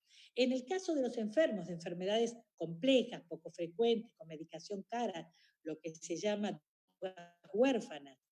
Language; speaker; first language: Spanish; native; Spanish